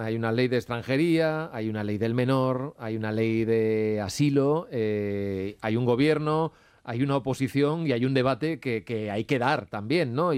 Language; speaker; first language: Spanish; native; Spanish